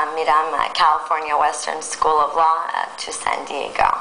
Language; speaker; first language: Persian; early bilingual, heritage; Persian